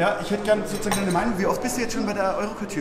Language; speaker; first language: German; native; German